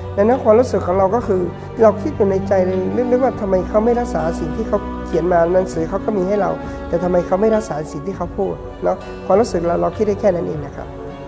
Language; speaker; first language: Thai; non-native, local second language; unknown